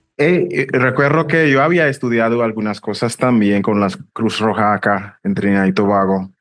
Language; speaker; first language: Spanish; non-native, fluent; English